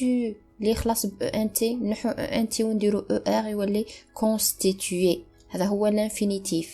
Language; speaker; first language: Arabic; native; Arabic